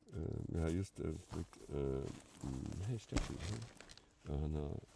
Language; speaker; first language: Swedish; non-native, fluent; German